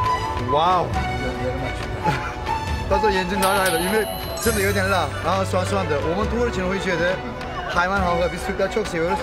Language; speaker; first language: Chinese; non-native, fluent; Turkish